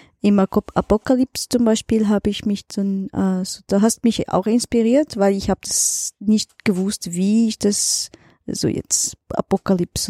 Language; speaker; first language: German; non-native, learner; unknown